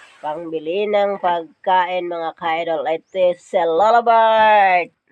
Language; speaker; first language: Filipino; non-native, local second language; Cebuano